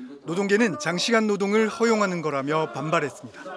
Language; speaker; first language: Korean; native; Korean